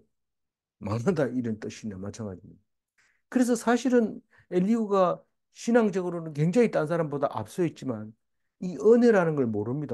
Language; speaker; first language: Korean; native; Korean